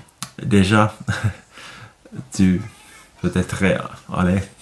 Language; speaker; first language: French; non-native, learner; Finnish